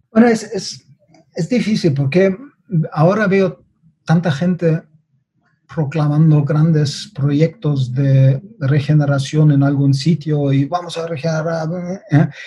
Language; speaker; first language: Spanish; non-native, fluent; German